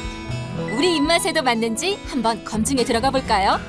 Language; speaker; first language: Korean; native; Korean